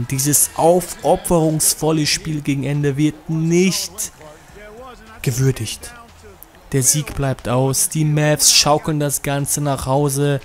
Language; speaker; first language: German; native; German